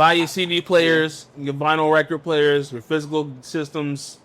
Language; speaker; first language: English; native; English